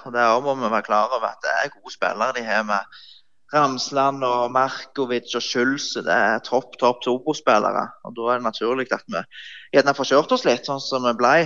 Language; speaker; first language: Norwegian; native; Norwegian